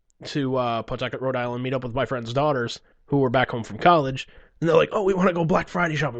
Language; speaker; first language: English; native; English